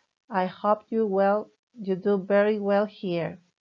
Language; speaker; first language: English; non-native, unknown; Spanish